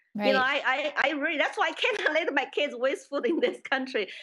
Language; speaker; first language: English; non-native, fluent; Chinese